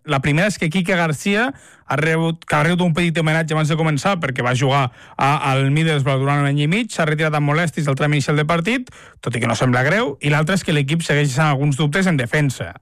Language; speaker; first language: Catalan; native; Catalan